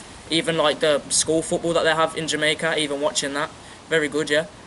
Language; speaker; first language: English; native; English